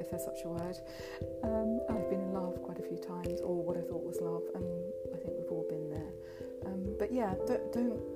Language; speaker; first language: English; native; English